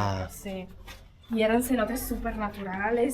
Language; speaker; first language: Spanish; non-native, fluent; Italian